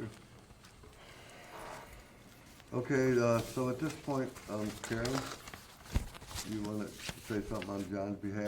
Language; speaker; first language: English; native; English